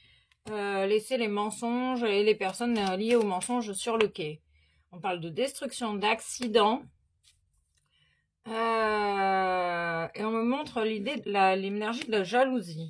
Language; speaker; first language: French; native; French